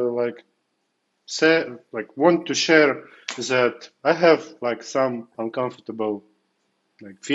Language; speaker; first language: English; non-native, fluent; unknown